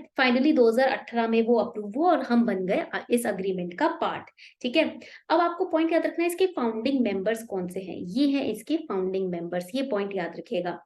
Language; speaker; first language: Hindi; native; Hindi